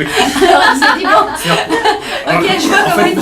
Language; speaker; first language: French; native; French